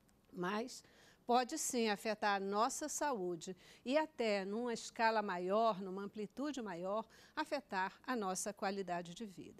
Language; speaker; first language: Portuguese; native; Portuguese